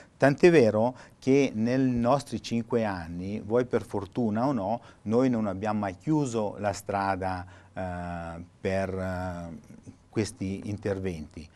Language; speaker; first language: Italian; native; Italian